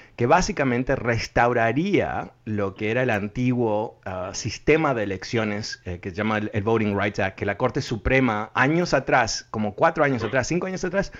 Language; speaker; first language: Spanish; native; Spanish